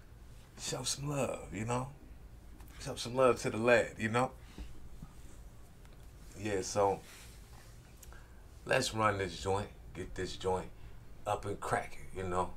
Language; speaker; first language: English; native; English